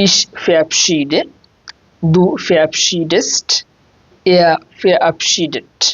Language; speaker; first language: German; non-native, fluent; Bangla